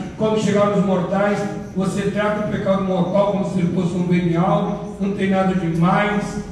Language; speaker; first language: Portuguese; native; Portuguese